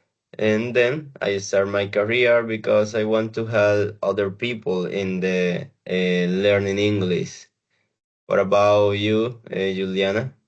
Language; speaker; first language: English; non-native, learner; Spanish